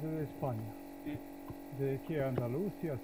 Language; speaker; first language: Spanish; non-native, learner; Slovenian